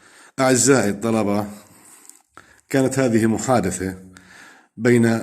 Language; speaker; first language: Arabic; native; Arabic